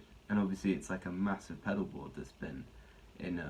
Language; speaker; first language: English; native; English